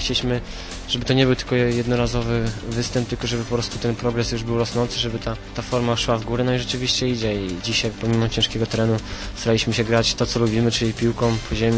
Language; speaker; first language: Polish; native; Polish